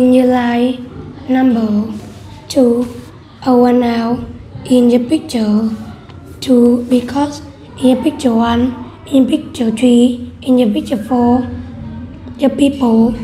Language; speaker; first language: English; non-native, learner; Vietnamese